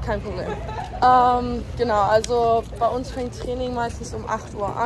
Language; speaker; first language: German; native; German